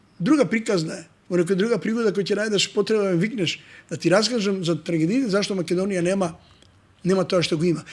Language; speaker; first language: Macedonian; non-native, local second language; Serbian